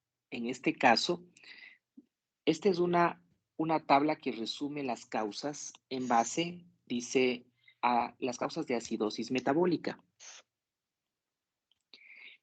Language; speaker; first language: Spanish; native; Spanish